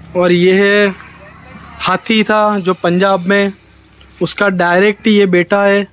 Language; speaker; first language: Hindi; non-native, local second language; Gujarati